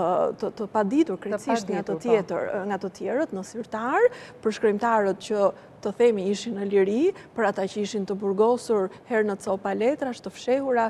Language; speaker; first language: Albanian; native; Albanian